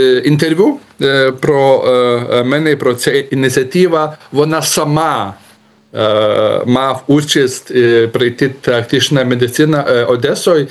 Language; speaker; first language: Ukrainian; non-native, learner; Lithuanian